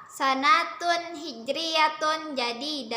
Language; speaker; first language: Arabic; non-native, learner; Indonesian